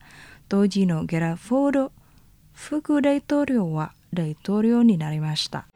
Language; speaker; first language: Japanese; non-native, fluent; Indonesian